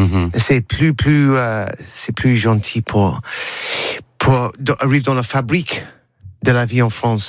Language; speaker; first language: French; non-native, learner; English